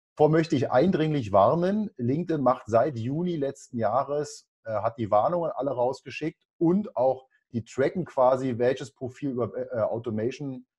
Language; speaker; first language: German; native; German